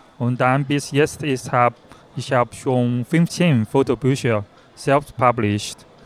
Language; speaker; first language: German; non-native, learner; Chinese